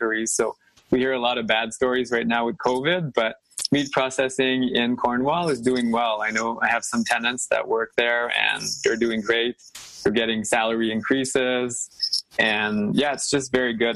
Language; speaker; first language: English; non-native, fluent; French